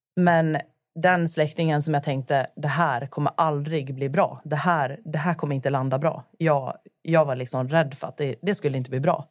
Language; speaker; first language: Swedish; early bilingual, other home language; Turoyo